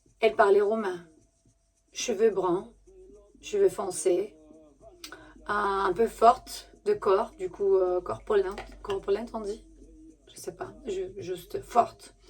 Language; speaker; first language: French; non-native, fluent; Romanian